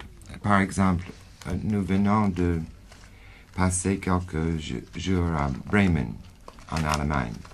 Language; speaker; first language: French; non-native, fluent; English